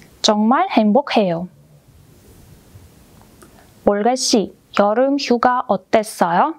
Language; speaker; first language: Korean; non-native, fluent; Russian